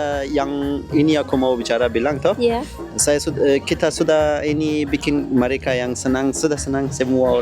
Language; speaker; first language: Indonesian; non-native, learner; Persian